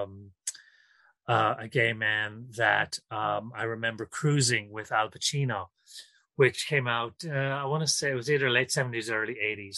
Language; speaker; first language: English; native; English